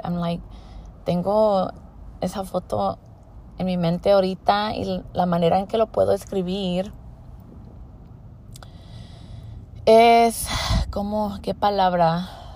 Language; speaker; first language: Spanish; early bilingual, heritage; Spanish